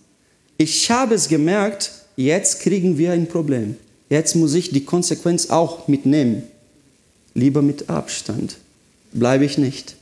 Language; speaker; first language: German; non-native, fluent; Portuguese